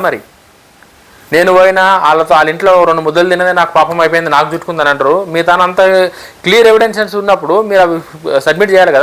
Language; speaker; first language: Telugu; native; Telugu